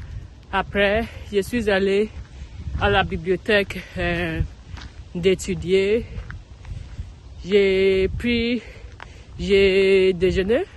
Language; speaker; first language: French; non-native, learner; English